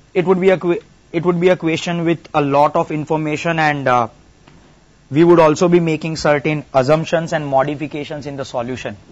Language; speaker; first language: English; non-native, local second language; Gujarati